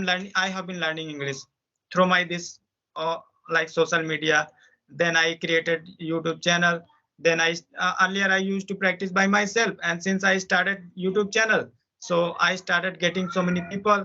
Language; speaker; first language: English; non-native, local second language; Hindi